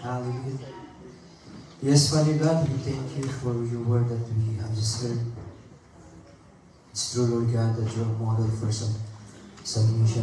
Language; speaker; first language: English; non-native, local second language; Filipino